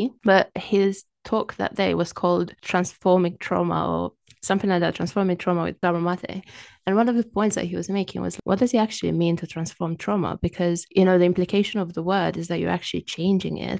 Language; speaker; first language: English; non-native, fluent; Romanian